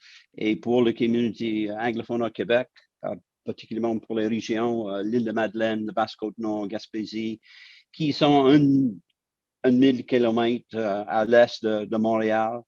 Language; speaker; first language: French; non-native, local second language; English